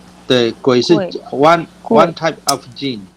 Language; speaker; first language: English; non-native, fluent; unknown